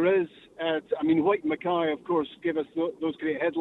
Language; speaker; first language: English; native; English